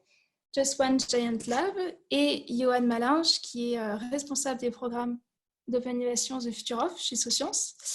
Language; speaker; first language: French; native; French